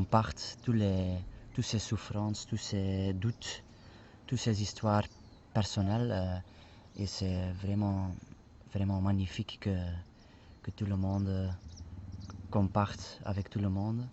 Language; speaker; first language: French; non-native, fluent; Spanish